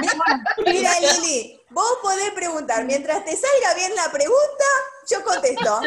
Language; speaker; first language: Spanish; native; Spanish